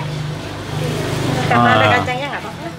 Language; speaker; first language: Indonesian; native; Indonesian